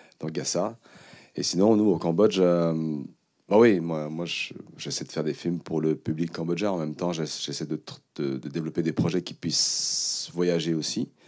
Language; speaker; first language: French; early bilingual, other home language; Khmer